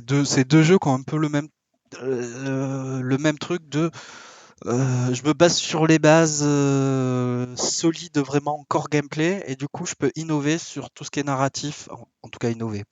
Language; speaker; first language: French; native; French